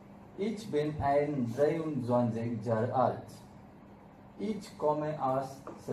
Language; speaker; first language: German; non-native, learner; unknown